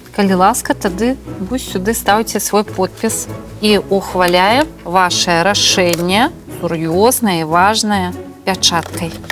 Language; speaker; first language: Belarusian; native; Belarusian